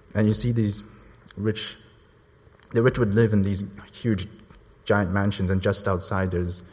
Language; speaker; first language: English; non-native, local second language; Cantonese